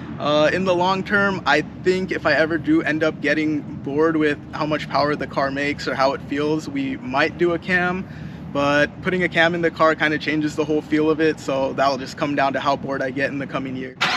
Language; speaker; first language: English; native; English